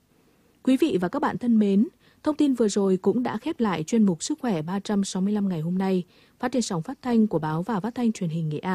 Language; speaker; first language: Vietnamese; native; Vietnamese